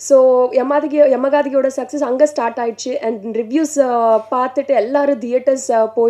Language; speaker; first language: Tamil; non-native, learner; Telugu